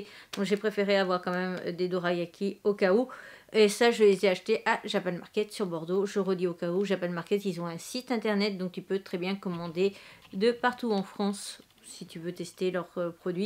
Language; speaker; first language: French; native; French